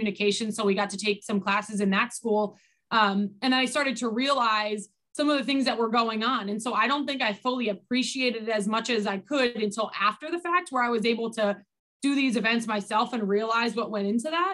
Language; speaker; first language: English; native; English